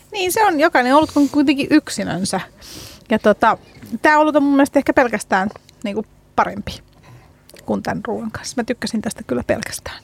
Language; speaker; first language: Finnish; non-native, fluent; Hungarian